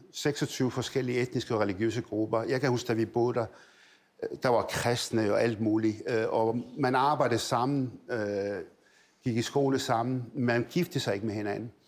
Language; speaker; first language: Danish; early bilingual, other home language; Arabic